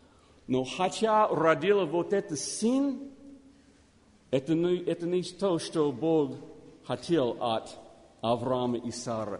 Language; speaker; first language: Russian; non-native, learner; English